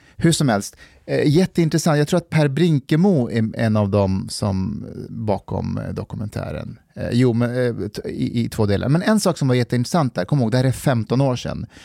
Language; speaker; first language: Swedish; early bilingual, other home language; Persian